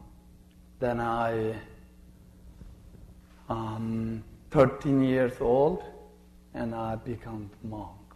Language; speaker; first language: English; non-native, learner; Chinese